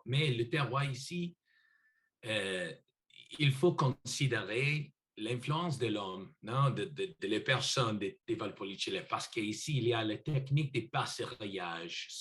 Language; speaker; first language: French; non-native, learner; English